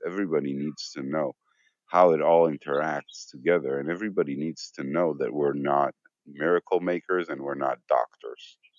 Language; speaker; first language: English; non-native, fluent; Hebrew